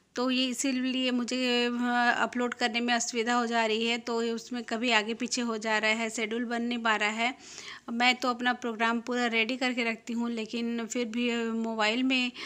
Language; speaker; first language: Hindi; non-native, local second language; Bangla